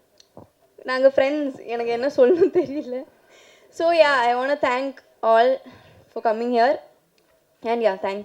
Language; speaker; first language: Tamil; non-native, fluent; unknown